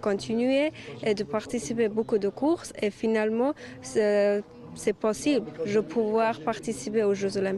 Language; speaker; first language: French; non-native, learner; Persian